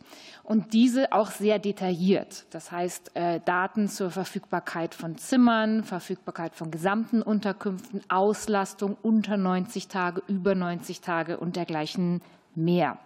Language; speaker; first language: German; native; German